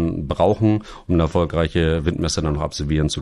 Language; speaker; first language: German; native; German